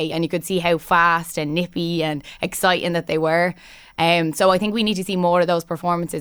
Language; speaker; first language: English; native; English